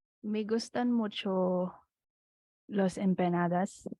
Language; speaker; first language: Spanish; non-native, learner; Filipino